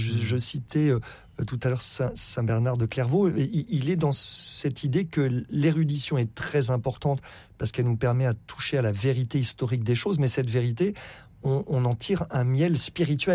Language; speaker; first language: French; native; French